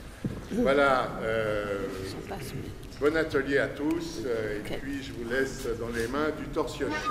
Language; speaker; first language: French; native; French